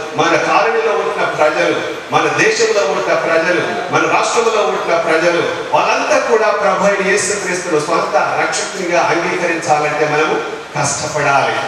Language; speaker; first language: Telugu; non-native, local second language; Lambadi